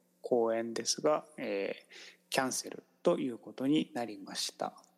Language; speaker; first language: Japanese; native; Japanese